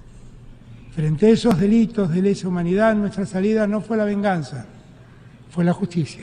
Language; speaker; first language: Spanish; native; Spanish